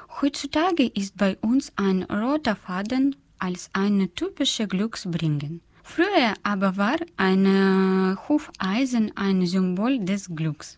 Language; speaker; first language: German; non-native, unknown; Russian